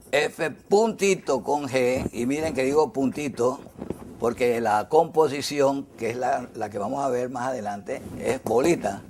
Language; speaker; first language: Spanish; native; Spanish